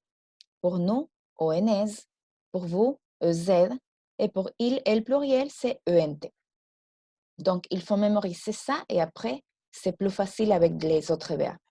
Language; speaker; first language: French; non-native, fluent; Spanish